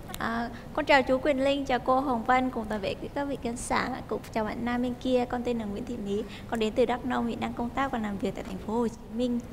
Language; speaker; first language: Vietnamese; native; Vietnamese